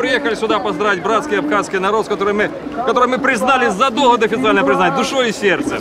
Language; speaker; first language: Russian; native; Russian